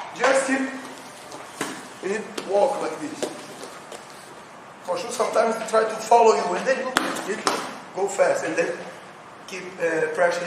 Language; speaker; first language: English; non-native, learner; Portuguese